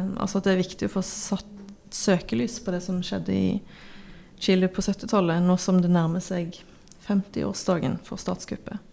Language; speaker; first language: Norwegian; native; Norwegian